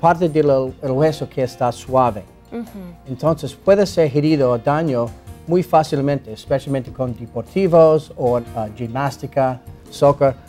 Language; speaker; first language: Spanish; non-native, learner; English